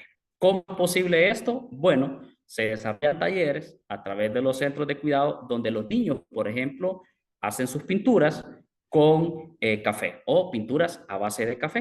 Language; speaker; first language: Spanish; native; Spanish